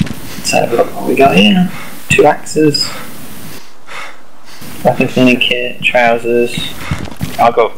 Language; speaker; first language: English; native; English